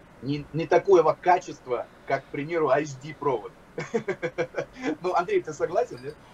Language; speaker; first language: Russian; native; Russian